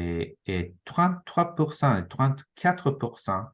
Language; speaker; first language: French; non-native, learner; Japanese